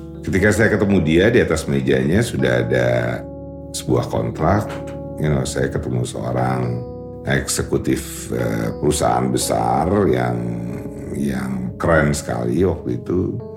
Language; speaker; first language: Indonesian; native; Indonesian